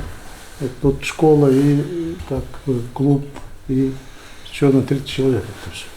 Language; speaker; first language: Russian; native; Russian